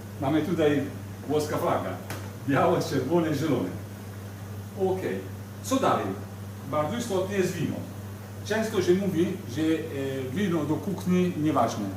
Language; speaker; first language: Polish; non-native, learner; Italian